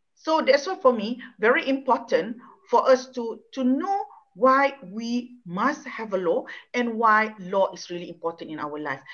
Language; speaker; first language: English; non-native, local second language; Malay